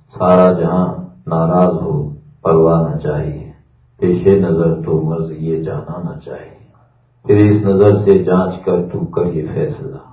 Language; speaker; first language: Urdu; native; Urdu